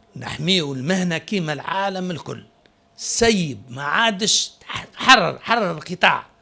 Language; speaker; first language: Arabic; native; Arabic